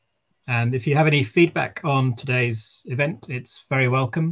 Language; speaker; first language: English; native; English